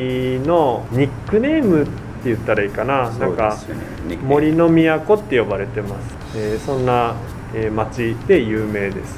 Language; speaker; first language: Japanese; native; Japanese